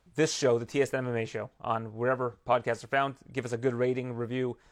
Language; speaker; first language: English; early bilingual, other home language; Lithuanian